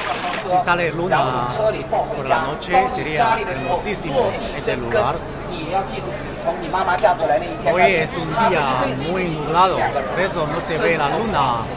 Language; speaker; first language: Spanish; non-native, fluent; Chinese